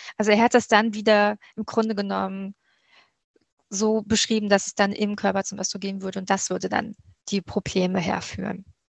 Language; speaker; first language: German; native; German